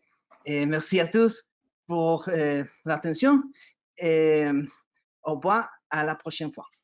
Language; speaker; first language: French; non-native, learner; Spanish